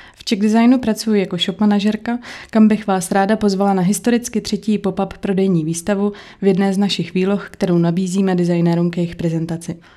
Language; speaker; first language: Czech; native; Czech